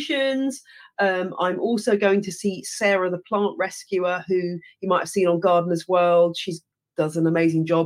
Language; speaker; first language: English; native; English